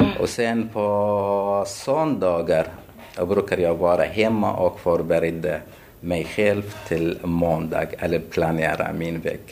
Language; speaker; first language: Swedish; non-native, fluent; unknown